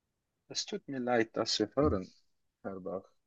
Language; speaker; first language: German; non-native, learner; Turkish